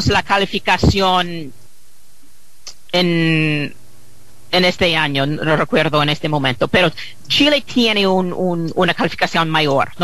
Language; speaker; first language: Spanish; non-native, fluent; English